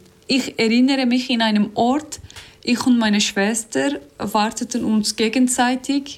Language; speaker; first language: German; non-native, learner; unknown